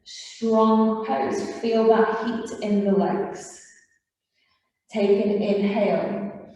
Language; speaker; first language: English; native; English